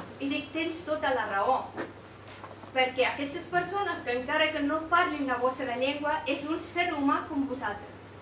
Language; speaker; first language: Catalan; non-native, fluent; Persian